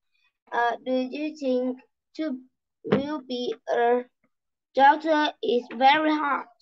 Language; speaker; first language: English; non-native, learner; Vietnamese